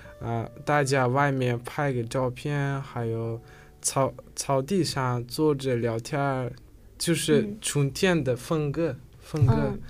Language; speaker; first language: Chinese; non-native, learner; Uzbek